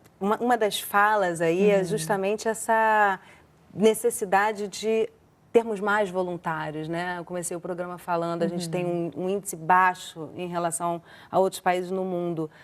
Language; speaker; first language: Portuguese; native; Portuguese